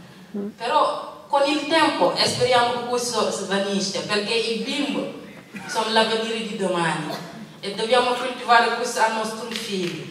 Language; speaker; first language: Italian; non-native, learner; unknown